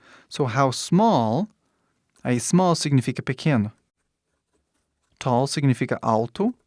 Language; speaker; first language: Portuguese; non-native, fluent; English